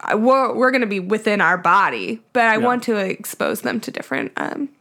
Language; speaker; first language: English; native; English